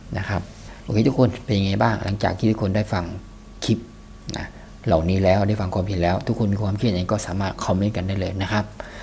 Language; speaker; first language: Thai; native; Thai